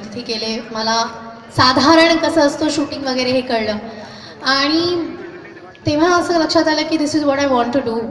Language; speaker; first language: Marathi; non-native, local second language; Hindi